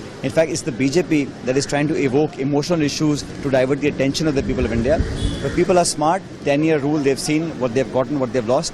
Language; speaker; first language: English; non-native, local second language; Hindi